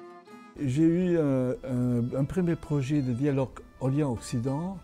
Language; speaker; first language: French; non-native, fluent; Catalan